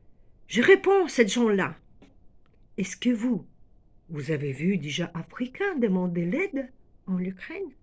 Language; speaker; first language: French; non-native, fluent; Ukrainian